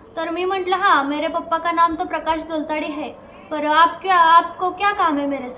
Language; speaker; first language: Hindi; non-native, local second language; Marathi